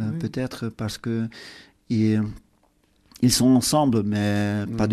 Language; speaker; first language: French; non-native, learner; Hungarian